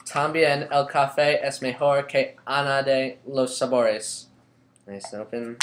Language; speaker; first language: Spanish; non-native, learner; English